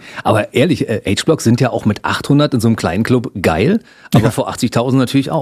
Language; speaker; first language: German; native; German